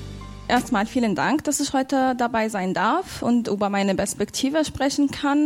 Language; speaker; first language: German; non-native, fluent; Arabic